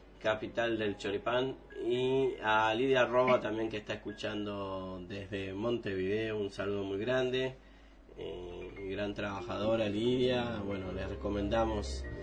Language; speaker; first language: Spanish; native; Spanish